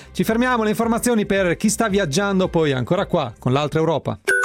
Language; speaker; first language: Italian; native; Italian